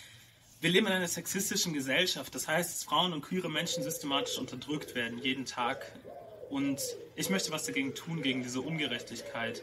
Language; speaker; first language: German; native; German